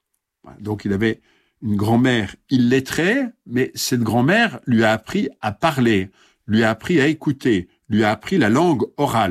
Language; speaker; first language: French; native; French